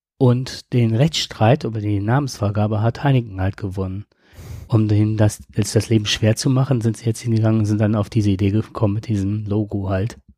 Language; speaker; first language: German; native; German